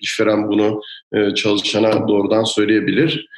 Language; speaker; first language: Turkish; native; Turkish